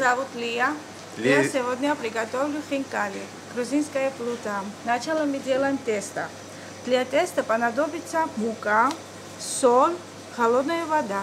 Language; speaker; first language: Russian; non-native, fluent; Georgian